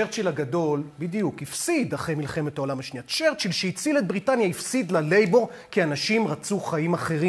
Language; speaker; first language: Hebrew; native; Hebrew